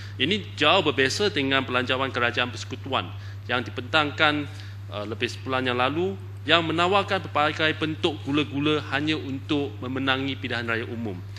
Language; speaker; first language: Malay; non-native, local second language; Chinese